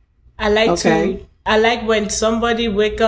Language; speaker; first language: English; non-native, local second language; French